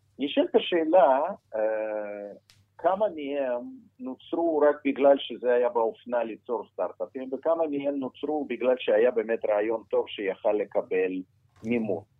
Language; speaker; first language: Hebrew; non-native, fluent; Russian